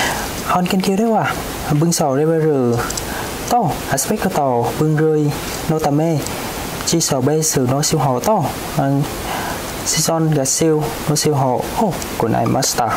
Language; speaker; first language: Japanese; non-native, fluent; Vietnamese